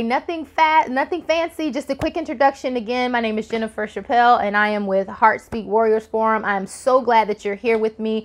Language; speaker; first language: English; native; English